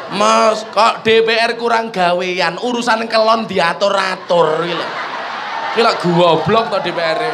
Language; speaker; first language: Indonesian; non-native, local second language; Javanese